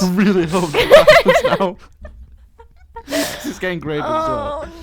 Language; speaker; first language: English; native; English